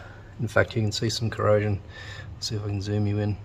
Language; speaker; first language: English; native; English